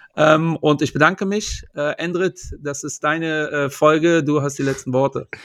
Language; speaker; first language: German; early bilingual, other home language; Portuguese